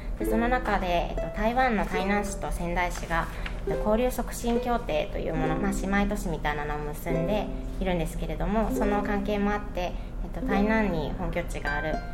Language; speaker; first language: Japanese; native; Japanese